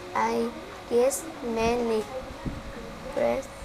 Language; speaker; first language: English; non-native, learner; Vietnamese